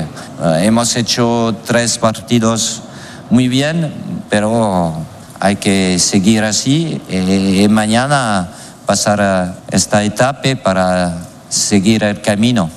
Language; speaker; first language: Spanish; non-native, fluent; French